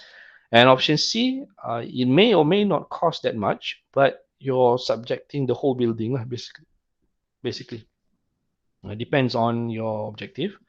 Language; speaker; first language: English; non-native, local second language; Malay